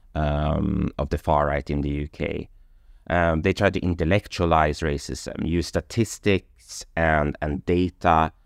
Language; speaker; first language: English; non-native, fluent; Swedish